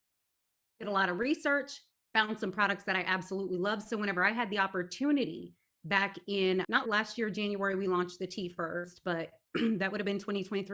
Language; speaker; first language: English; native; English